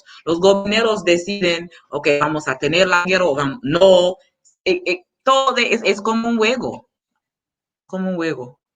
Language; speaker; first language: Spanish; non-native, learner; English